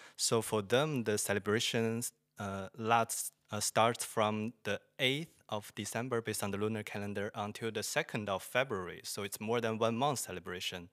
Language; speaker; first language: English; non-native, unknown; Chinese